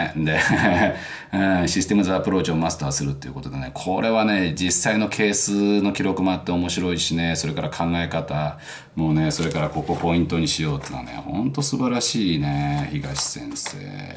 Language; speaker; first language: Japanese; native; Japanese